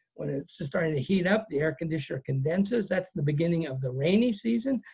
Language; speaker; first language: English; native; English